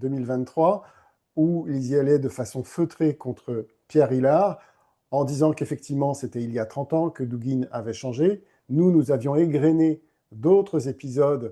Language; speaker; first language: French; native; French